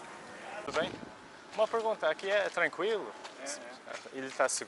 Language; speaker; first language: Portuguese; non-native, learner; English